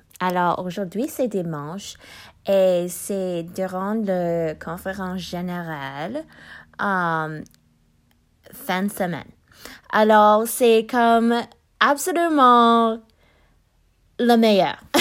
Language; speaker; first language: French; non-native, learner; English